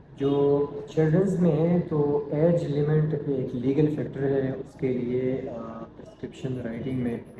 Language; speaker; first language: Urdu; non-native, local second language; Pashto